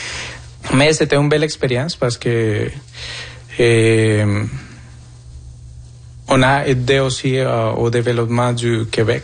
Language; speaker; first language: French; non-native, fluent; Spanish